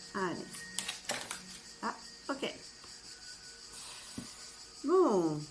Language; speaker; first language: French; native; French